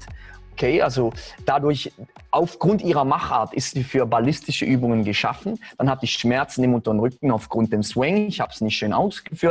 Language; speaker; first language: German; native; German